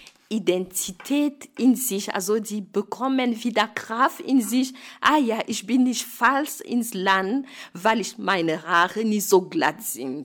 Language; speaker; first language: German; non-native, fluent; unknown